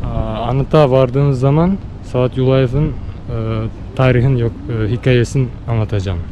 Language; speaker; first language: Turkish; non-native, learner; Bashkir